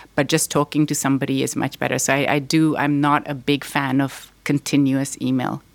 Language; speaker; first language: English; non-native, local second language; Urdu